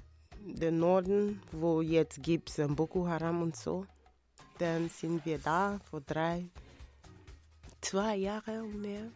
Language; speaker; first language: German; non-native, learner; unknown